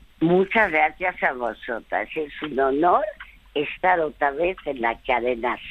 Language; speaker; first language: Spanish; non-native, fluent; French